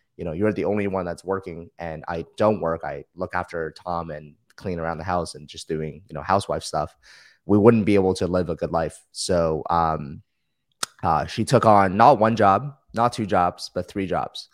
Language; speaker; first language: English; early bilingual, other home language; Chinese